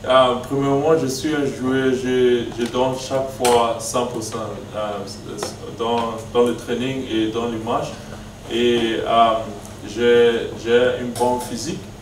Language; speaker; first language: French; non-native, learner; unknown